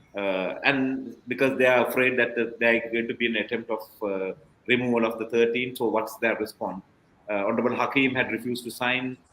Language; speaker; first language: English; non-native, local second language; Tamil